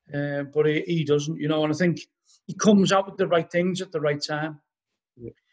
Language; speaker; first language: English; native; English